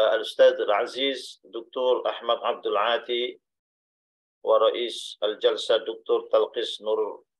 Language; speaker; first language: Arabic; non-native, fluent; Indonesian